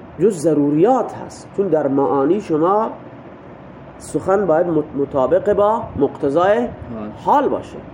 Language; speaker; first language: Persian; non-native, local second language; Baluchi